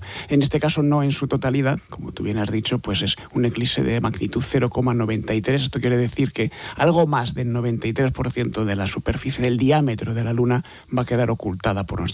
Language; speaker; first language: Spanish; native; Spanish